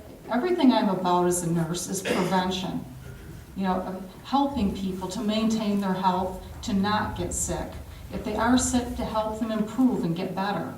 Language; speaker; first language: English; native; English